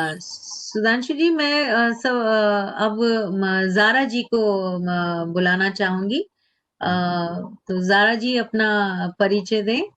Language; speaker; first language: Hindi; native; Hindi